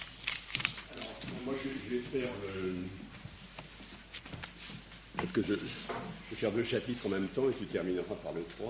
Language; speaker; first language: French; native; French